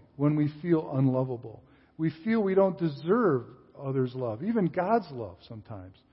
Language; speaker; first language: English; native; English